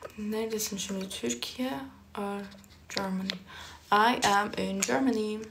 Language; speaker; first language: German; early bilingual, other home language; Turkish